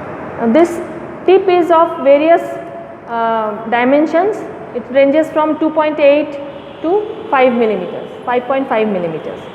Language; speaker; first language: English; non-native, local second language; Bangla